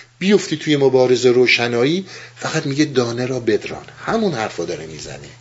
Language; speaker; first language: Persian; native; Persian